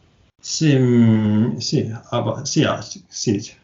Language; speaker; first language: Italian; non-native, learner; Norwegian